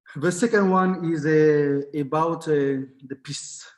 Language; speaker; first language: English; non-native, learner; Bambara